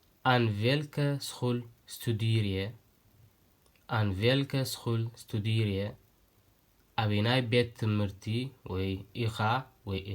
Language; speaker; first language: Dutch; non-native, learner; Tigrinya